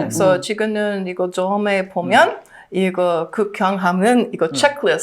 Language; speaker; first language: Korean; non-native, learner; English